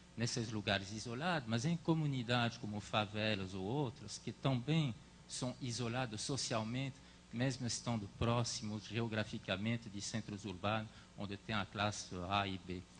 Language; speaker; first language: Portuguese; non-native, fluent; French